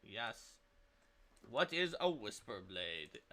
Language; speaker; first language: English; native; English